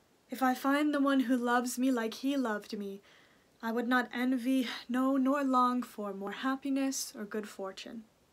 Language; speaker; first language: English; native; English